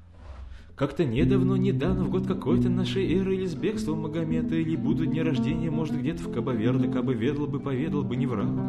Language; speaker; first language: Russian; native; Russian